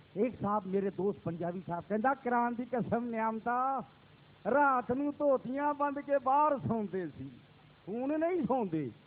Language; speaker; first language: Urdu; native; Urdu